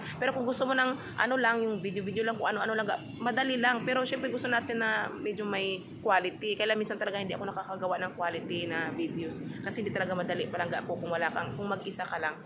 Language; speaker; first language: Filipino; non-native, local second language; Cebuano